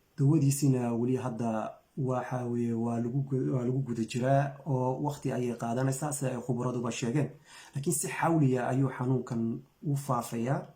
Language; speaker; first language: Somali; native; Somali